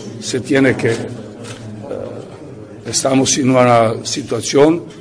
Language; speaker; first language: Spanish; non-native, learner; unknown